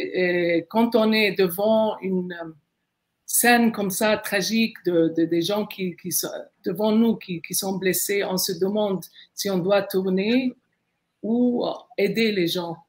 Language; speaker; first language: French; non-native, fluent; Arabic